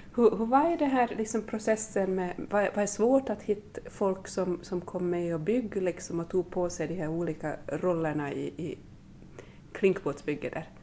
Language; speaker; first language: Swedish; native; Swedish